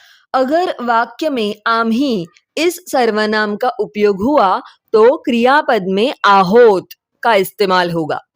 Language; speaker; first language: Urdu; non-native, local second language; Marathi